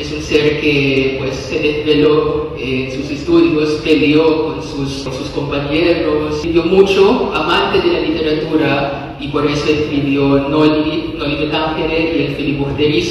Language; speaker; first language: Spanish; non-native, fluent; Filipino